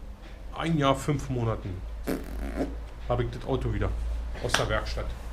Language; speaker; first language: German; native; German